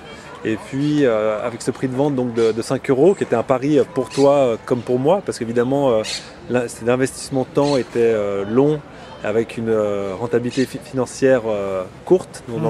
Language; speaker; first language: French; native; French